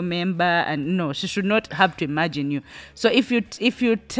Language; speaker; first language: English; non-native, local second language; Ganda